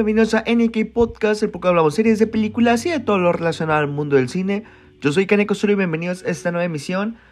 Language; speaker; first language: Spanish; native; Spanish